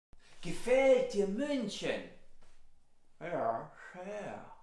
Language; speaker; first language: German; non-native, fluent; Italian